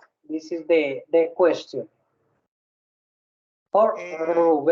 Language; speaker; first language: English; non-native, learner; Spanish